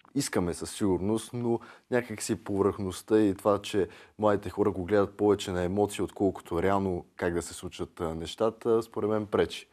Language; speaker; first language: Bulgarian; native; Bulgarian